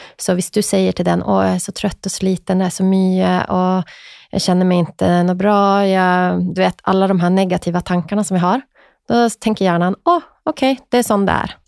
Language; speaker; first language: Swedish; native; Swedish